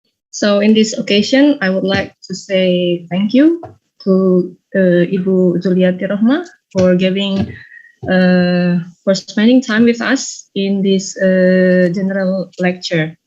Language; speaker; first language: English; non-native, fluent; Indonesian